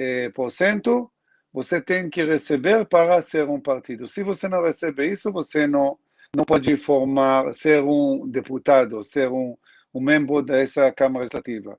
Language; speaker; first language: Portuguese; non-native, learner; Hebrew